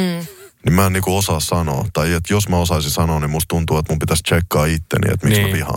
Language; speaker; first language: Finnish; native; Finnish